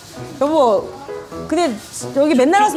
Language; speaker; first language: Korean; native; Korean